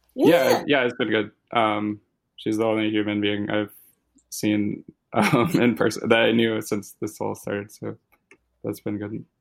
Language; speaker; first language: English; native; English